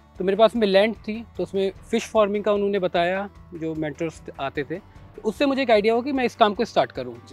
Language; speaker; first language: Hindi; native; Hindi